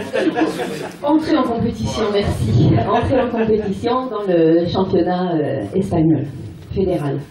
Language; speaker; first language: French; native; French